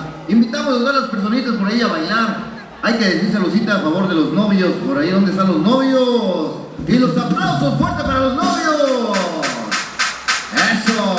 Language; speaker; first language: Spanish; native; Spanish